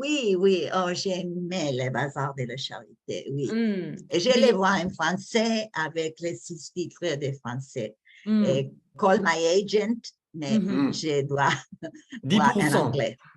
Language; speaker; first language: French; non-native, learner; English